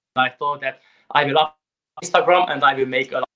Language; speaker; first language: English; non-native, fluent; Romanian